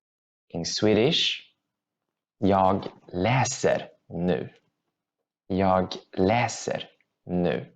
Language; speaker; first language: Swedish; non-native, fluent; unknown